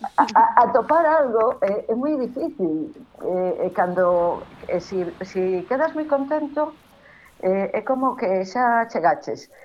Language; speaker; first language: Galician; non-native, local second language; Spanish